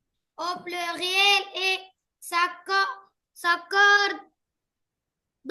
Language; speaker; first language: French; non-native, learner; Arabic